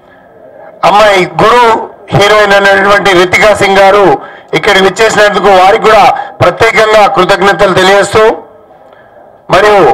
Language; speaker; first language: Telugu; native; Telugu